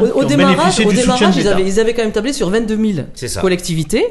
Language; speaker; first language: French; native; French